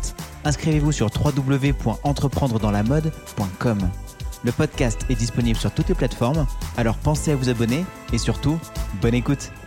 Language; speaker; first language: French; native; French